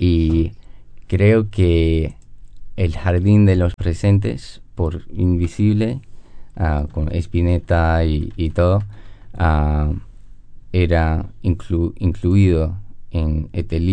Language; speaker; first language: Spanish; non-native, learner; English